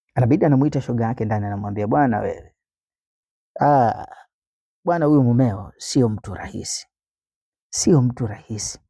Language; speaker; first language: Swahili; native; Swahili